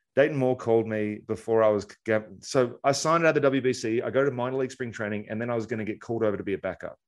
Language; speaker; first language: English; native; English